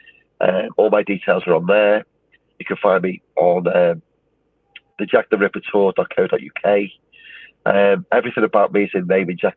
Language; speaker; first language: English; native; English